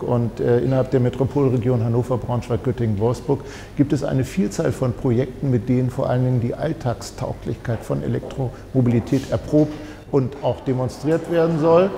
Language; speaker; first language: German; native; German